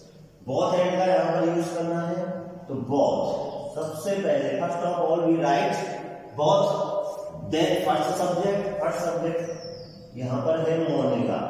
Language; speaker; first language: Hindi; native; Hindi